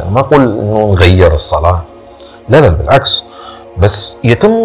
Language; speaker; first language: Arabic; native; Arabic